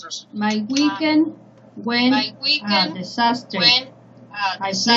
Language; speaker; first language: English; non-native, learner; Spanish